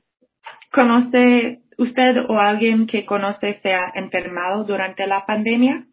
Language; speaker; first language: Spanish; non-native, fluent; English